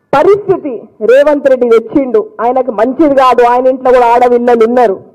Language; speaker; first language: Telugu; native; Telugu